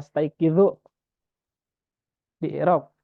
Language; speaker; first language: Arabic; non-native, fluent; Indonesian